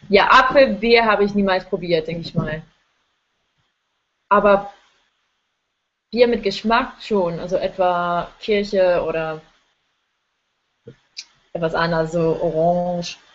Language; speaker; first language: German; non-native, fluent; English